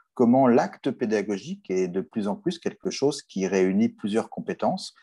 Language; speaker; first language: French; native; French